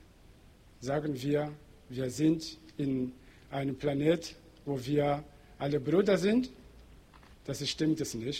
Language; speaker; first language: German; non-native, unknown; Portuguese